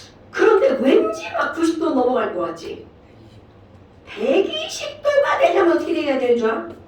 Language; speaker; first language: Korean; native; Korean